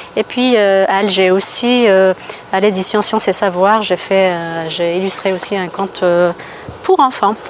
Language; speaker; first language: French; non-native, local second language; Kabyle